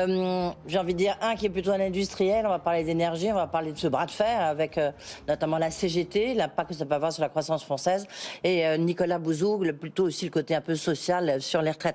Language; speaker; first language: French; native; French